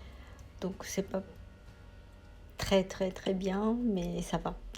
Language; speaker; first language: French; non-native, fluent; Japanese